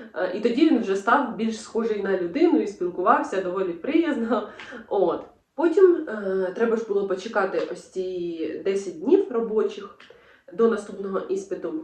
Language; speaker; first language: Ukrainian; non-native, local second language; Russian